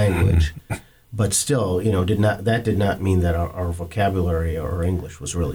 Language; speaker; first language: English; non-native, local second language; Kannada